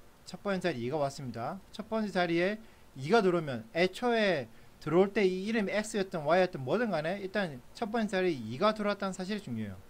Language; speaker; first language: Korean; native; Korean